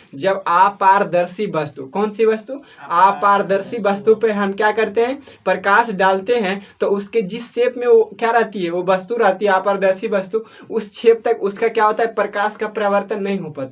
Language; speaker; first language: Hindi; native; Hindi